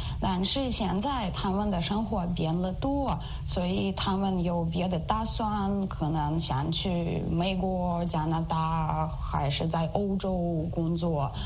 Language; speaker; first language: Chinese; non-native, learner; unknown